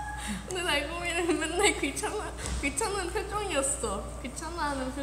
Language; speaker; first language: Korean; non-native, fluent; Thai